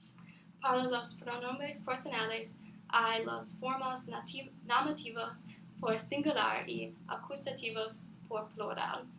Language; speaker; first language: Spanish; non-native, learner; English